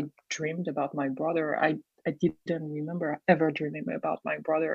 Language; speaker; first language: English; non-native, fluent; French